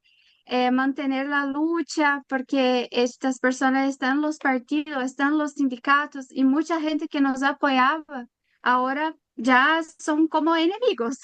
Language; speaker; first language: Spanish; non-native, learner; Portuguese